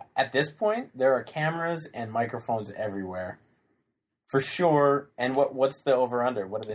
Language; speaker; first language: English; native; English